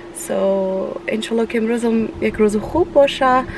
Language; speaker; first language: Persian; native; Persian